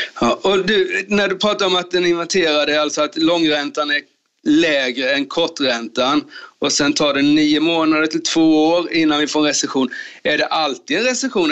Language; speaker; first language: Swedish; native; Swedish